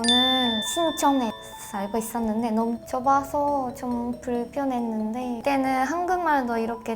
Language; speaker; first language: Korean; non-native, learner; Japanese